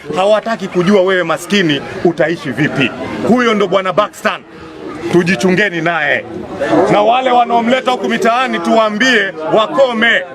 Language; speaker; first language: Swahili; native; Swahili